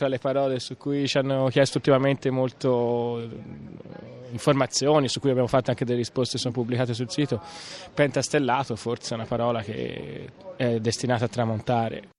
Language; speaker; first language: Italian; native; Italian